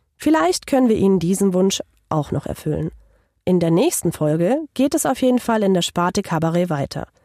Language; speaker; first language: German; non-native, fluent; Hungarian